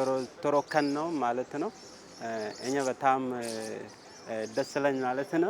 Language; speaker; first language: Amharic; non-native, learner; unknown